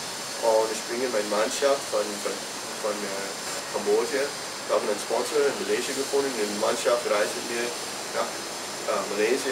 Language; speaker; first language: German; non-native, fluent; English